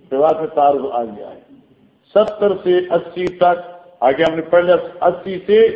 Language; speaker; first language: Urdu; non-native, local second language; Northern Hindko